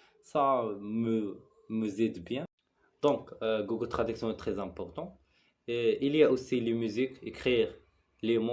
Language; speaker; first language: French; non-native, learner; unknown